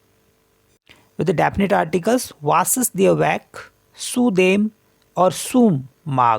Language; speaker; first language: German; non-native, learner; Hindi